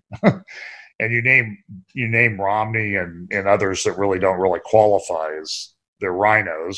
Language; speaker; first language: English; native; English